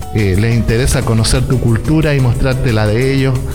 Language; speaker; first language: Spanish; native; Spanish